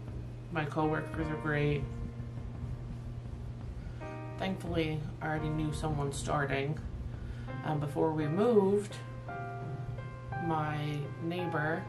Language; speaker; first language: English; native; English